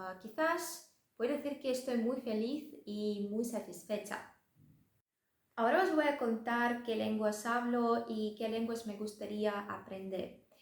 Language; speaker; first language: Spanish; non-native, fluent; Russian